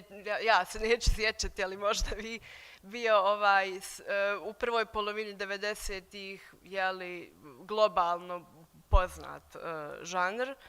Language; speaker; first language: Bosnian; native; Bosnian